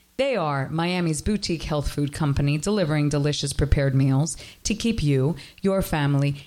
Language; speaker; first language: English; early bilingual, other home language; Spanish